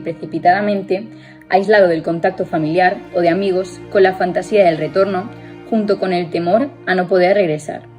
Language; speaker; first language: Spanish; native; Spanish